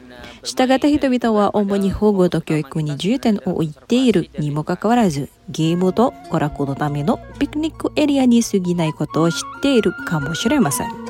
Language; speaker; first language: Japanese; non-native, fluent; Indonesian